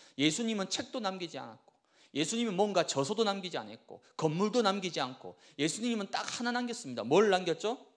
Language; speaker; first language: Korean; native; Korean